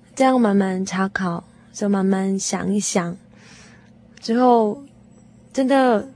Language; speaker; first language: Chinese; non-native, fluent; Korean